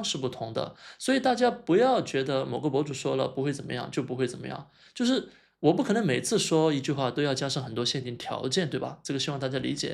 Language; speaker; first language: Chinese; native; Chinese